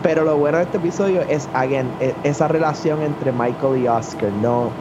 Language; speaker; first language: Spanish; early bilingual, other home language; English